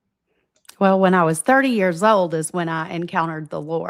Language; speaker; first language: English; native; English